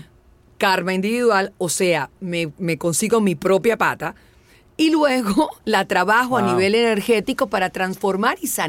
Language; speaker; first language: Spanish; native; Spanish